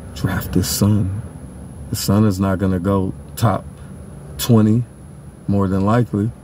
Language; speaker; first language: English; native; English